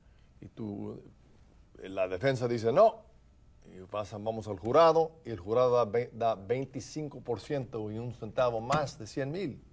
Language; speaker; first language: Spanish; non-native, fluent; English